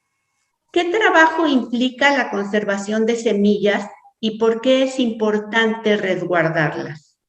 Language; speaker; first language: Spanish; native; Spanish